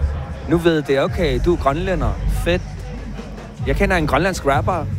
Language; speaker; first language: Danish; non-native, local second language; Kalaallisut